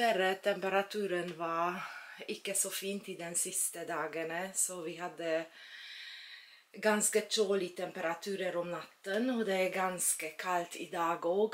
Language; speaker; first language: Swedish; non-native, learner; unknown